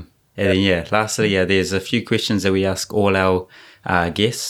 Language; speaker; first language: English; native; English